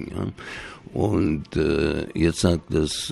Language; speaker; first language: German; native; German